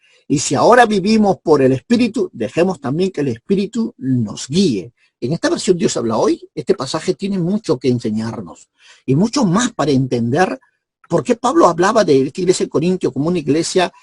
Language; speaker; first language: Spanish; native; Spanish